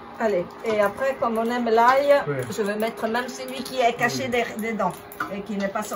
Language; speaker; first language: French; non-native, fluent; Italian